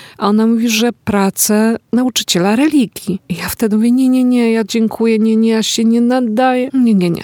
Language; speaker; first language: Polish; native; Polish